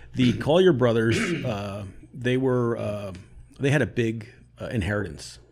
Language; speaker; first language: English; native; English